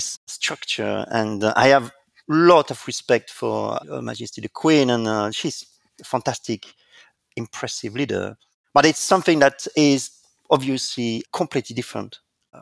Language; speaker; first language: English; non-native, fluent; French